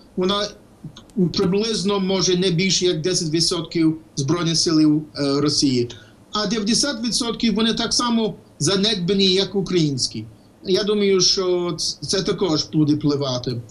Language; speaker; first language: Ukrainian; early bilingual, heritage; Ukrainian